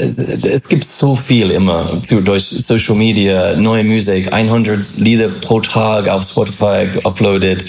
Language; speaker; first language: German; non-native, fluent; English